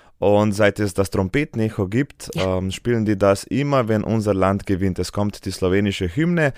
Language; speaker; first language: German; non-native, fluent; Slovenian